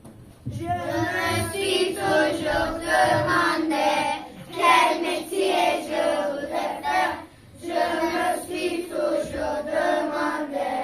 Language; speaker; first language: French; non-native, learner; Turkish